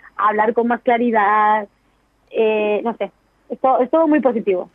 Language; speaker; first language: Spanish; native; Spanish